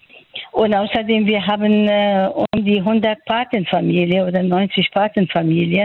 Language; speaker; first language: German; non-native, fluent; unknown